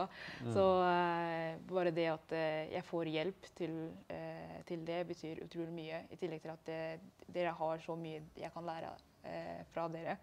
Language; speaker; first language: Norwegian; early bilingual, other home language; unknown